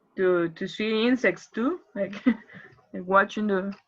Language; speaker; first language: English; non-native, fluent; Spanish